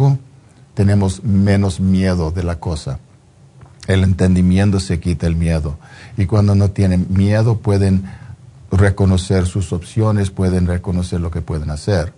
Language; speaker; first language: Spanish; non-native, fluent; English